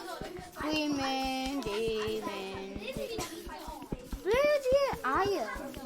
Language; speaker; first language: Welsh; non-native, local second language; English